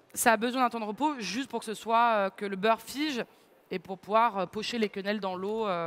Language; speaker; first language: French; native; French